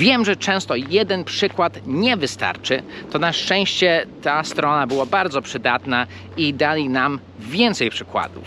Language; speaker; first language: Polish; non-native, fluent; English